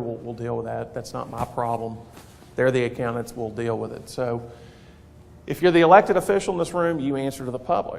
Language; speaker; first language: English; native; English